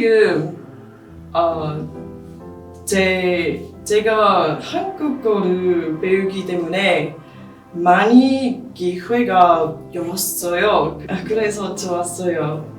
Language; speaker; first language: Korean; non-native, learner; English